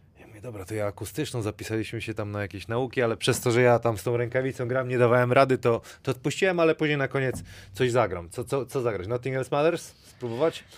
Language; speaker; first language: Polish; native; Polish